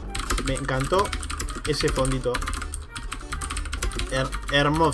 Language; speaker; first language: Spanish; native; Spanish